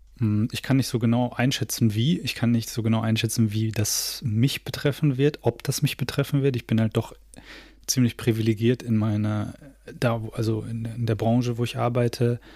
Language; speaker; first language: German; native; German